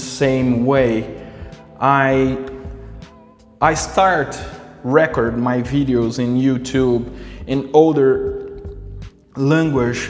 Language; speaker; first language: English; non-native, local second language; Portuguese